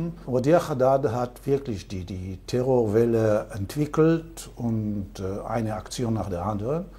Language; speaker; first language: German; non-native, fluent; Hebrew